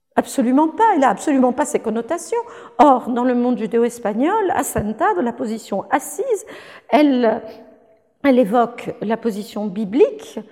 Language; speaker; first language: French; native; French